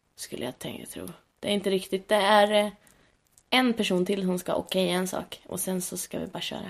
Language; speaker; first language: Swedish; native; Swedish